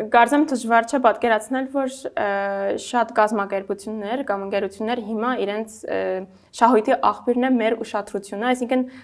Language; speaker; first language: Armenian; native; Armenian